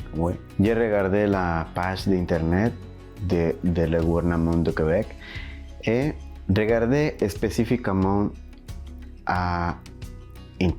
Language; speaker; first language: French; non-native, learner; Spanish